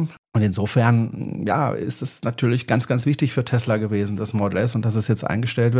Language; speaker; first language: German; native; German